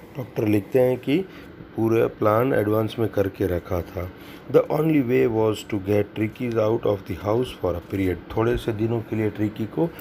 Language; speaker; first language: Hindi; non-native, local second language; Gujarati